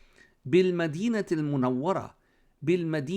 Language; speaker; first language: Arabic; non-native, fluent; English